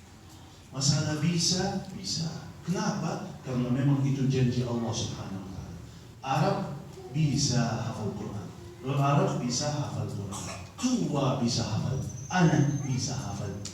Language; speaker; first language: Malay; non-native, fluent; Arabic